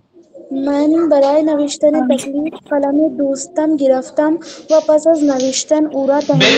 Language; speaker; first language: Persian; non-native, learner; Urdu